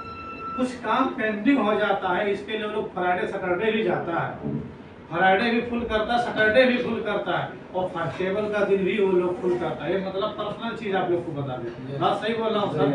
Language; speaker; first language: Hindi; non-native, learner; Nepali